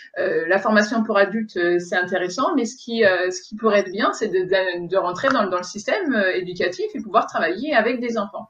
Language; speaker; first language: French; native; French